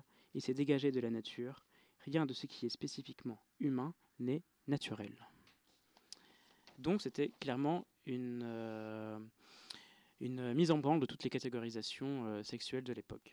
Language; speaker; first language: French; native; French